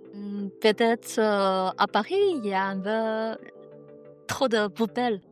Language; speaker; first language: French; non-native, learner; Chinese